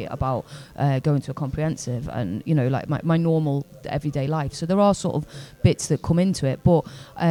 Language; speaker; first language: English; native; English